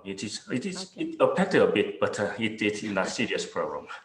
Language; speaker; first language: English; non-native, fluent; Korean